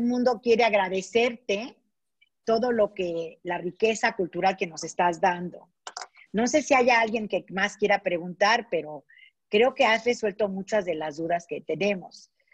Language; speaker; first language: Spanish; native; Spanish